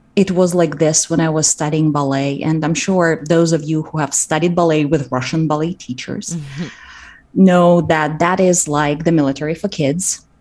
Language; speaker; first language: English; non-native, fluent; Russian